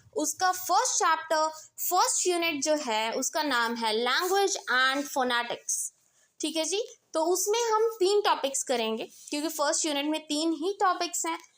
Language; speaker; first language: Hindi; non-native, local second language; Punjabi